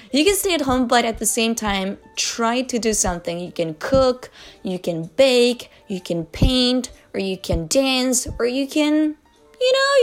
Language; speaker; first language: English; non-native, fluent; Chinese